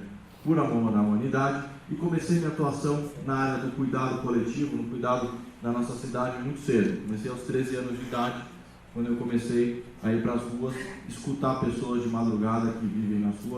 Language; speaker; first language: Portuguese; native; Portuguese